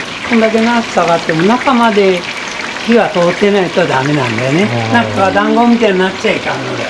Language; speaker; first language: Japanese; native; Japanese